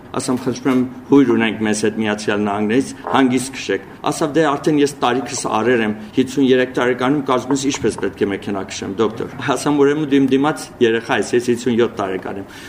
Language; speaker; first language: Armenian; early bilingual, heritage; Armenian